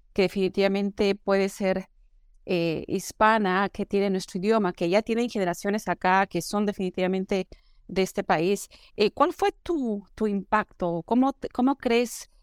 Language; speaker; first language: Spanish; native; Spanish